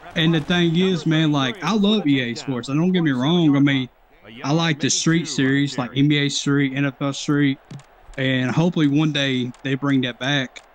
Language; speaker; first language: English; native; English